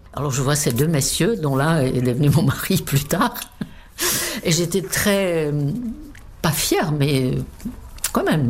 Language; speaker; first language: French; non-native, fluent; Czech